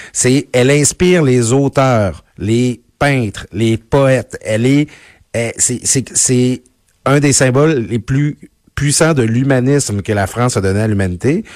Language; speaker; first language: French; native; French